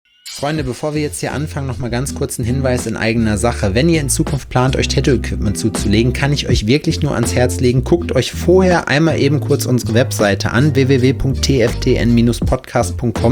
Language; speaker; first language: German; native; German